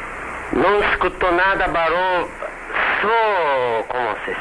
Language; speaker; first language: Portuguese; non-native, learner; Japanese